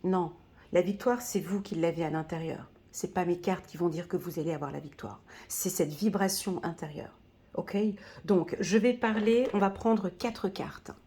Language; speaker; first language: French; native; French